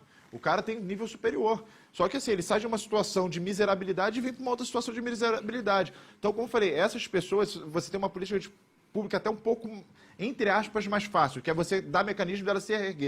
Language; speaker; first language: Portuguese; native; Portuguese